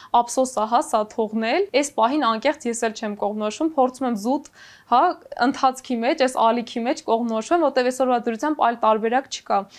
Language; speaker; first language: Armenian; native; Armenian